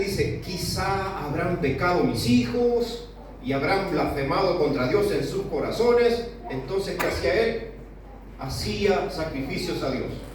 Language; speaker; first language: Spanish; native; Spanish